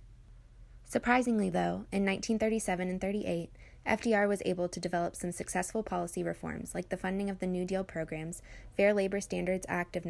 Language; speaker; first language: English; native; English